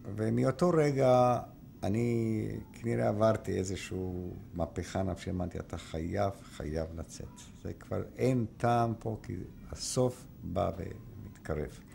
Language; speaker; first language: Hebrew; non-native, fluent; Polish